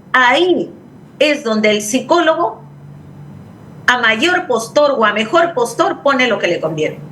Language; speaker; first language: Spanish; native; Spanish